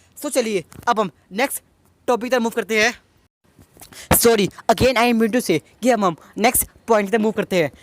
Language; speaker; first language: Hindi; native; Hindi